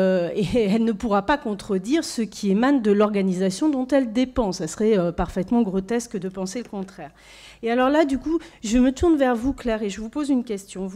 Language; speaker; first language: French; native; French